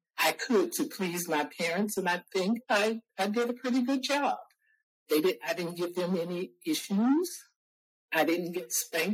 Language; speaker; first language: English; native; English